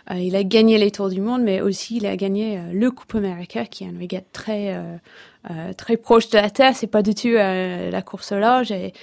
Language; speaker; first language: French; non-native, fluent; English